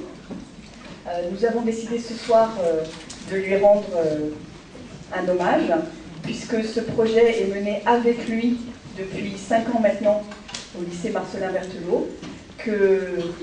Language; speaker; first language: French; native; French